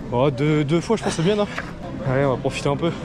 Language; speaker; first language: French; native; French